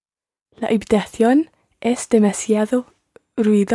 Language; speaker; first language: Spanish; non-native, learner; English